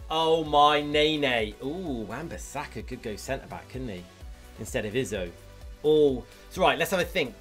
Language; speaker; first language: English; native; English